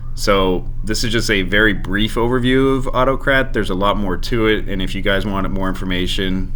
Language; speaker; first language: English; native; English